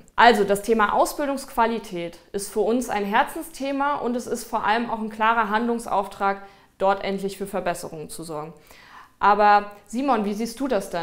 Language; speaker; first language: German; native; German